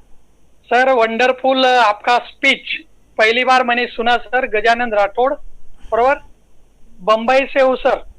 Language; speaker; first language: Hindi; non-native, local second language; Marathi